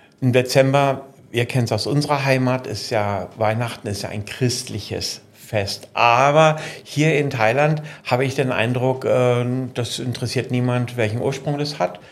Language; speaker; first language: German; native; German